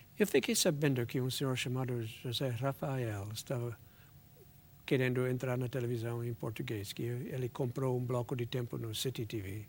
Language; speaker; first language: Portuguese; non-native, fluent; English